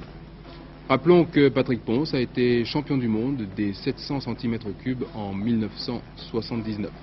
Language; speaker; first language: French; native; French